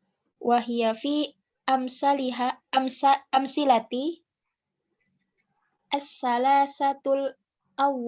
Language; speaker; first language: Arabic; non-native, learner; Indonesian